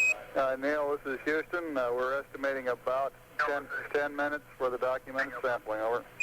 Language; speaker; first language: English; native; English